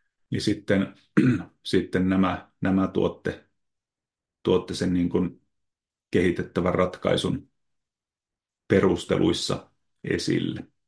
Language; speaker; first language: Finnish; native; Finnish